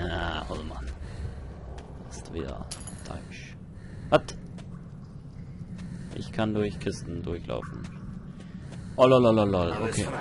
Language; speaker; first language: German; native; German